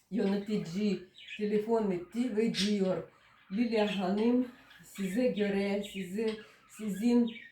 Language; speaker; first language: Turkish; non-native, learner; Russian